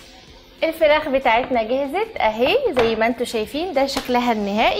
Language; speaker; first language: Arabic; native; Arabic